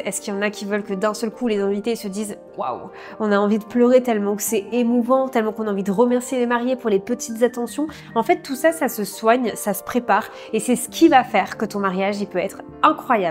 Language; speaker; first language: French; native; French